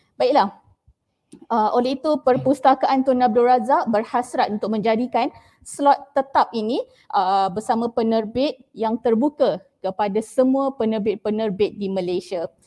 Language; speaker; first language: Malay; native; Malay